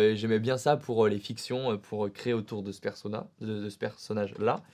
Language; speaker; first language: French; native; French